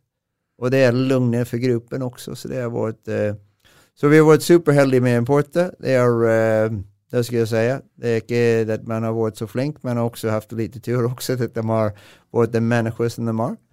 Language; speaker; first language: Swedish; non-native, fluent; English